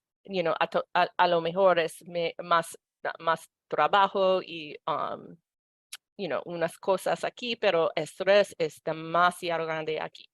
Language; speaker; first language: Spanish; non-native, learner; English